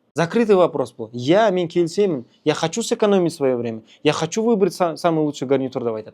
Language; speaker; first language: Russian; non-native, local second language; Kazakh